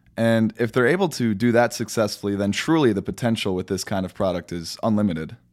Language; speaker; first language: English; native; English